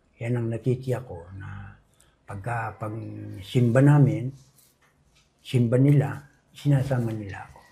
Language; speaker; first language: Filipino; non-native, local second language; Bikol